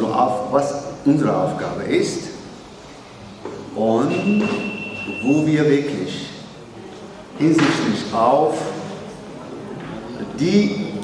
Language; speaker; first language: German; non-native, learner; Somali